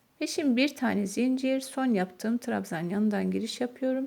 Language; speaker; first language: Turkish; native; Turkish